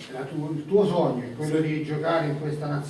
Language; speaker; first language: Italian; native; Italian